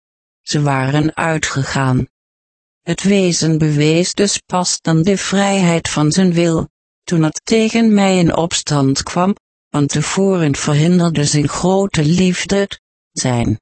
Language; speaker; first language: Dutch; native; Dutch